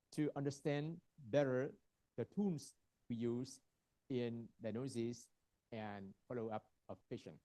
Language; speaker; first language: English; non-native, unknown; Vietnamese